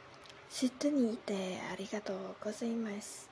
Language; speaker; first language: Japanese; non-native, learner; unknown